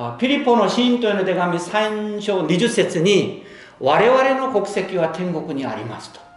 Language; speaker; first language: Japanese; non-native, fluent; Korean